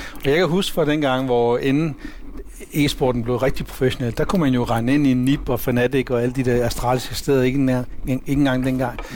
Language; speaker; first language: Danish; early bilingual, other home language; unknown